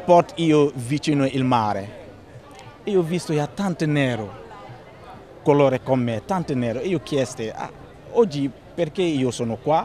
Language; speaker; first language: Italian; non-native, learner; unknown